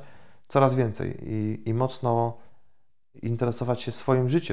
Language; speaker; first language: Polish; native; Polish